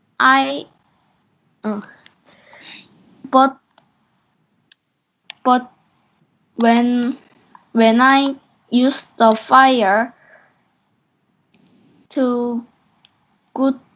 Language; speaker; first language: English; non-native, learner; Korean